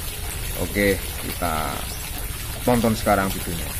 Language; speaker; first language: Indonesian; non-native, local second language; Javanese